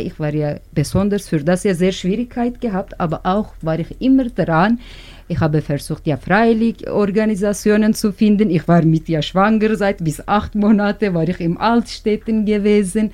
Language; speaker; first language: German; non-native, learner; Turkish